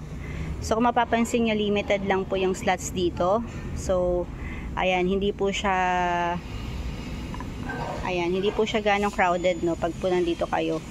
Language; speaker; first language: Filipino; native; Filipino